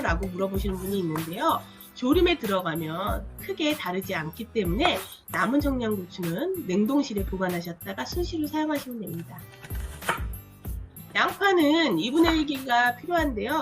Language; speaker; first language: Korean; native; Korean